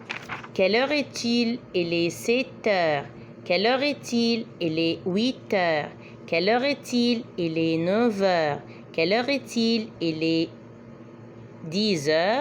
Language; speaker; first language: French; non-native, fluent; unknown